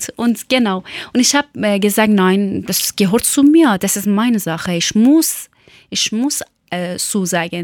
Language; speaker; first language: German; non-native, learner; Persian